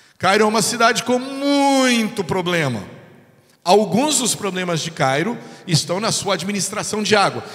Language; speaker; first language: Portuguese; non-native, fluent; English